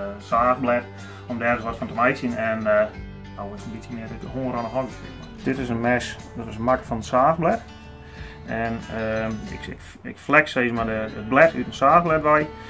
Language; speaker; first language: Dutch; non-native, local second language; Western Frisian